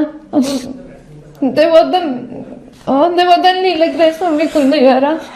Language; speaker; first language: Swedish; non-native, learner; Arabic